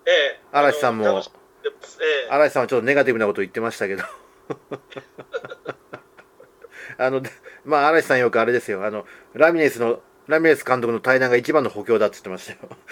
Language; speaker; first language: Japanese; native; Japanese